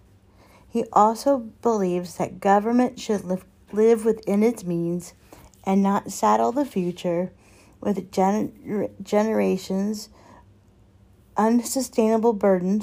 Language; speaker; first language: English; native; English